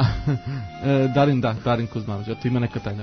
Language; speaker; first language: Croatian; native; Croatian